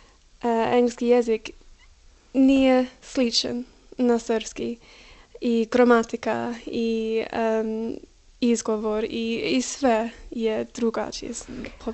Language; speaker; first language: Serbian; non-native, learner; English